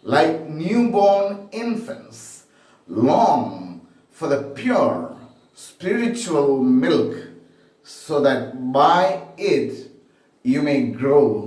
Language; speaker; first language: English; non-native, local second language; Malayalam